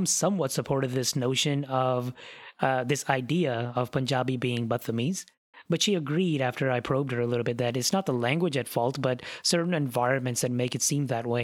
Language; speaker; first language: English; non-native, local second language; Punjabi